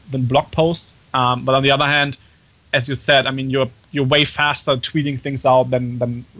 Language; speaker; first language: English; non-native, fluent; German